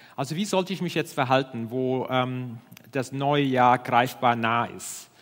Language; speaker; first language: German; non-native, fluent; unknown